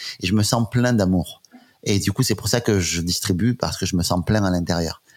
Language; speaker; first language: French; native; French